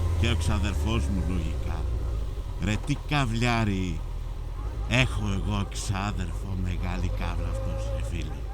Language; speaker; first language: Greek; early bilingual, heritage; Greek